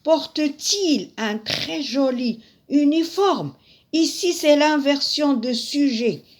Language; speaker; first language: French; non-native, local second language; Arabic